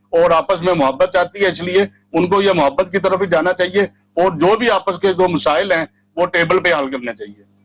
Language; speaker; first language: Urdu; non-native, local second language; Punjabi